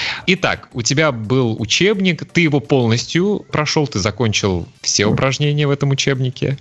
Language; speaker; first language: Russian; native; Russian